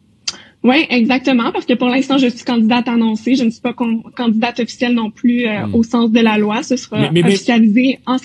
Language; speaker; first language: French; native; French